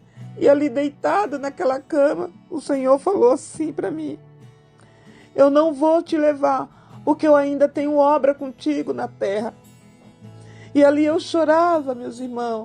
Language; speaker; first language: Portuguese; native; Portuguese